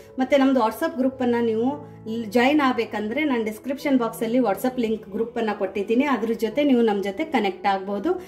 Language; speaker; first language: Kannada; native; Kannada